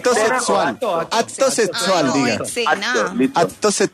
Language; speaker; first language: Spanish; native; Spanish